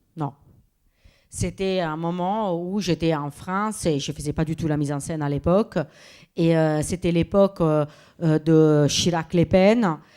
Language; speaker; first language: French; non-native, fluent; Italian